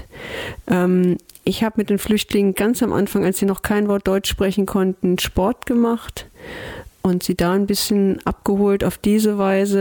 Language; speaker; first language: German; native; German